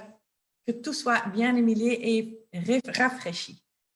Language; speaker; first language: French; non-native, local second language; Dutch